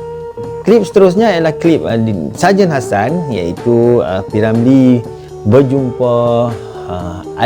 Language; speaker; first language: Malay; native; Malay